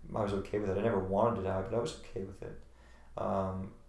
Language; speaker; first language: English; native; English